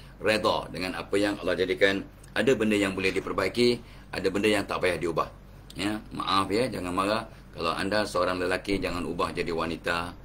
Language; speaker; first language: Malay; native; Malay